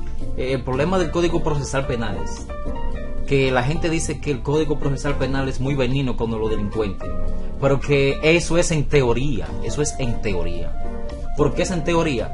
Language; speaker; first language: Spanish; native; Spanish